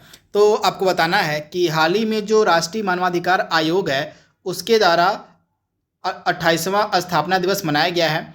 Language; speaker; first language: Hindi; native; Hindi